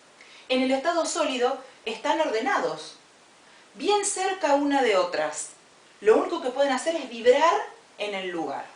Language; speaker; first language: Spanish; native; Spanish